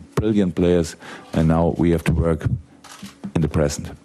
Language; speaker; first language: English; non-native, fluent; German